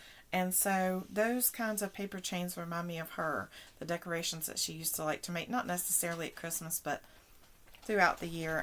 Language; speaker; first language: English; native; English